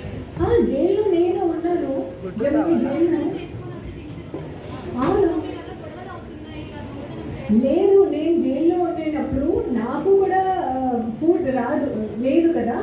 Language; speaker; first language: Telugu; non-native, learner; Hindi